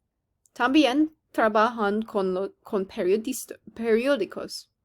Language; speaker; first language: Spanish; non-native, learner; English